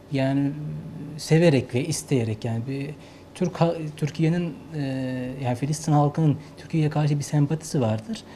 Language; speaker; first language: Turkish; non-native, fluent; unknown